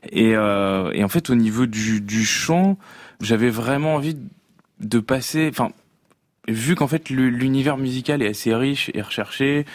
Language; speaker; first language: French; native; French